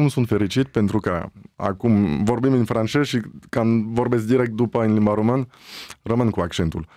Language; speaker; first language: Romanian; early bilingual, heritage; French